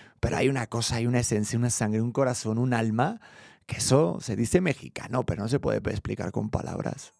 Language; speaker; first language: Spanish; native; Spanish